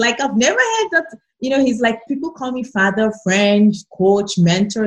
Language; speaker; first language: English; non-native, local second language; Yoruba